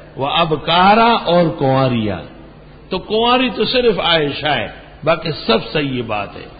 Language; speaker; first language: Urdu; non-native, local second language; Pashto